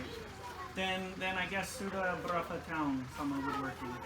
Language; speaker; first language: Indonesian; non-native, learner; English